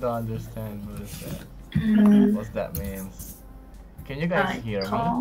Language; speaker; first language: English; non-native, fluent; Indonesian